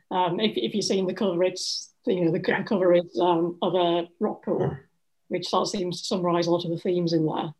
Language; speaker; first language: English; native; English